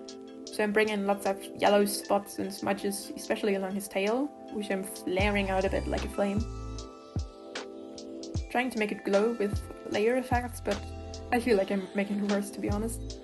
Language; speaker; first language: English; non-native, fluent; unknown